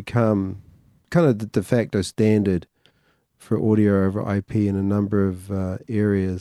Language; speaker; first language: English; native; English